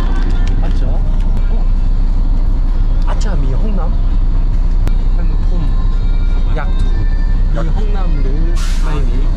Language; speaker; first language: Thai; non-native, learner; Korean